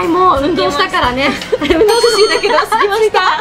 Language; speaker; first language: Japanese; native; Japanese